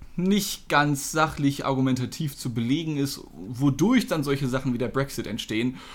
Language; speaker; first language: German; non-native, fluent; English